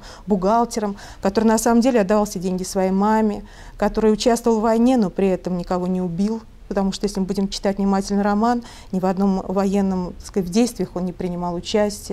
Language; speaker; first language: Russian; native; Russian